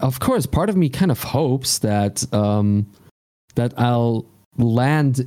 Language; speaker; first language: English; non-native, fluent; Swiss German